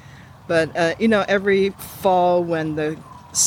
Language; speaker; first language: English; non-native, local second language; Cantonese